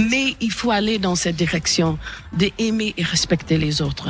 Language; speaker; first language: French; non-native, fluent; English